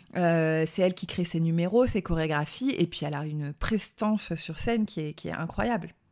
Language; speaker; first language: French; native; French